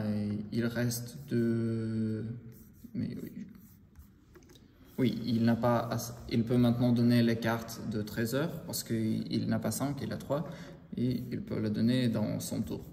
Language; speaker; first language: French; non-native, learner; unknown